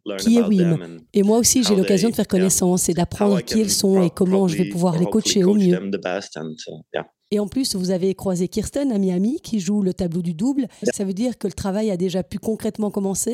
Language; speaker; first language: French; native; French